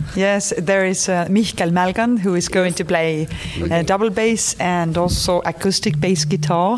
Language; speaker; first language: English; non-native, fluent; Estonian